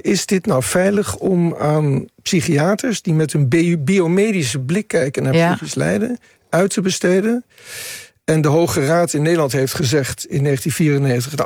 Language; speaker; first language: Dutch; native; Dutch